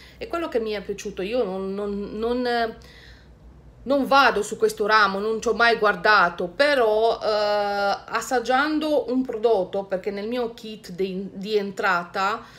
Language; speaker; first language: Italian; non-native, fluent; Romanian